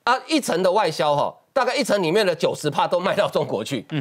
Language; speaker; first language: Chinese; native; Chinese